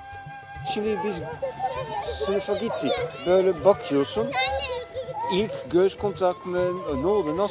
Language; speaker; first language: Turkish; non-native, fluent; Dutch